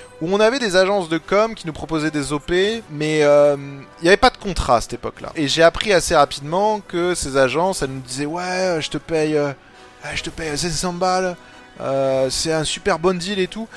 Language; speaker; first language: French; native; French